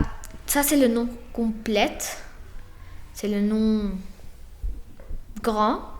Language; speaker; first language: French; non-native, fluent; Spanish